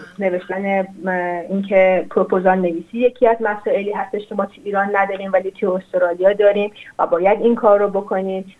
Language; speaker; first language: Persian; non-native, local second language; Azerbaijani